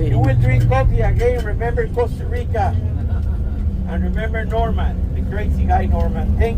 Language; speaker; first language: English; non-native, learner; Spanish